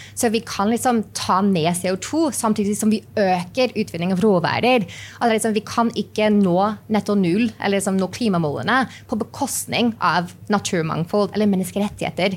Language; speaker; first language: Norwegian; non-native, fluent; English